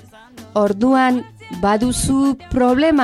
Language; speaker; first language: Basque; non-native, learner; Spanish